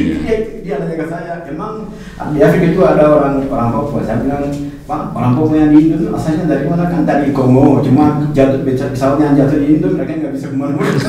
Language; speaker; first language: Indonesian; non-native, fluent; Arabic